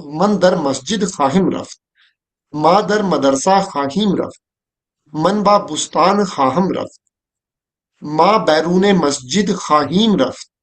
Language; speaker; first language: Persian; non-native, learner; Urdu